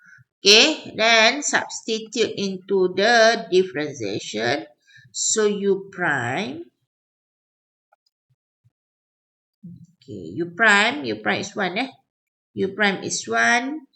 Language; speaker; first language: English; non-native, local second language; Malay